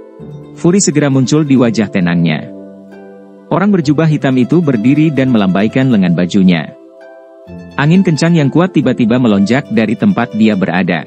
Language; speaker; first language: Indonesian; native; Indonesian